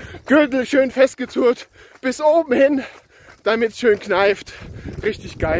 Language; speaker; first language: German; native; German